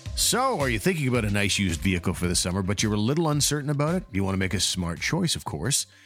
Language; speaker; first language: English; native; English